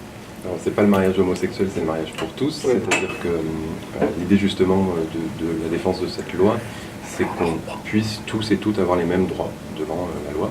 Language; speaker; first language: French; native; French